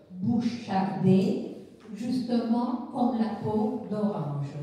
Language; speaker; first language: French; non-native, fluent; Italian